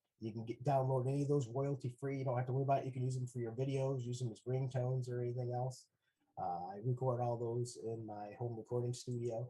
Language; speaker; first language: English; native; English